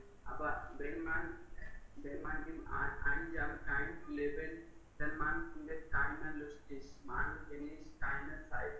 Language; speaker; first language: German; non-native, learner; Hindi